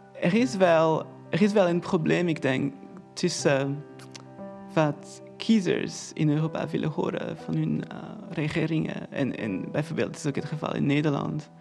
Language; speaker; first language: Dutch; non-native, fluent; Portuguese